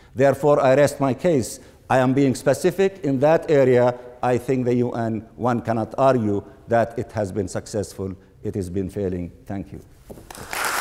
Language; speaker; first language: English; non-native, fluent; Arabic